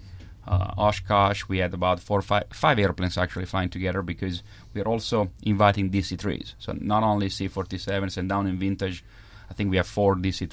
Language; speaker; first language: English; non-native, fluent; Italian